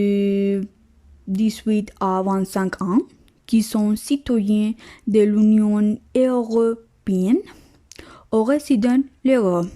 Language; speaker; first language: French; non-native, learner; Spanish